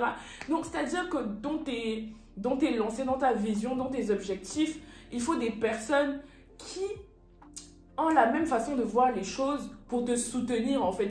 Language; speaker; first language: French; native; French